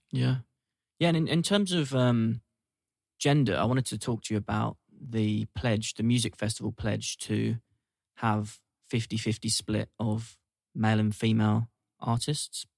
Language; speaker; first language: English; native; English